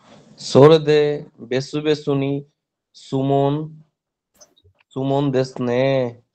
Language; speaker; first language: Japanese; non-native, learner; Bangla